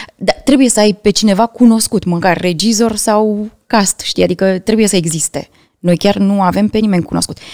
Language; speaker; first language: Romanian; native; Romanian